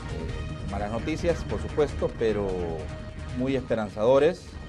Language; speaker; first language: Spanish; native; Spanish